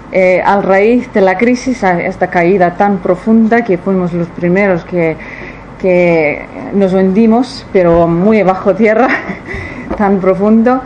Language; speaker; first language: Spanish; non-native, fluent; Icelandic